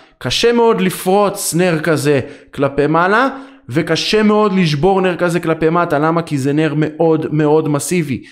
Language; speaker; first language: Hebrew; native; Hebrew